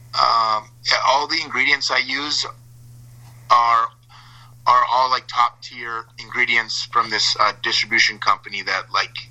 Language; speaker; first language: English; native; English